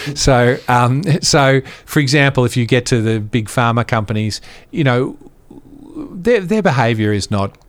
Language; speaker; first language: English; native; English